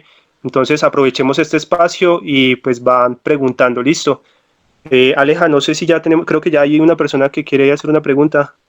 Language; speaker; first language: Spanish; native; Spanish